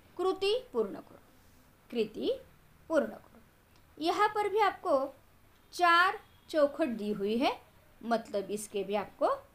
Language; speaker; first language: Hindi; non-native, local second language; Marathi